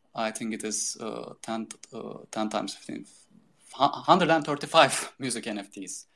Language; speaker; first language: English; non-native, fluent; Turkish